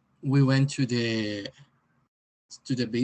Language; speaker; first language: English; non-native, learner; Spanish